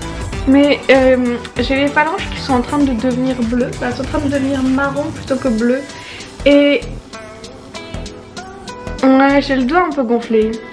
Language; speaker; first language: French; native; French